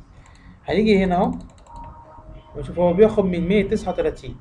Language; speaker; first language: Arabic; native; Arabic